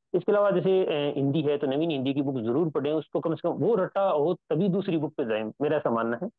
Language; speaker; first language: Hindi; native; Hindi